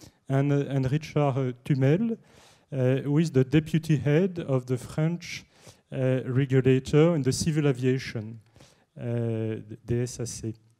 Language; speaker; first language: English; non-native, fluent; French